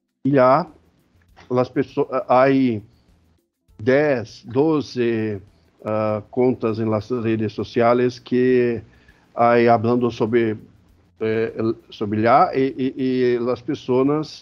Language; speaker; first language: Portuguese; non-native, fluent; Spanish